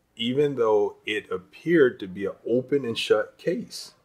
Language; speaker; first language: English; native; English